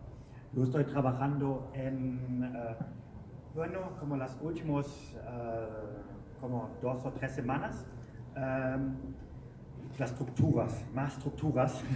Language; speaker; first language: Spanish; non-native, learner; German